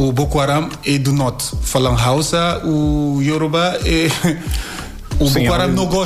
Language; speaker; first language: Portuguese; non-native, learner; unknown